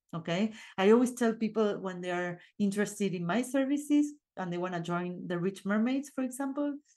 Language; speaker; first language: English; non-native, fluent; Spanish